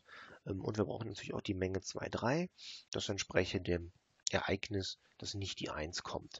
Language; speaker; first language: German; native; German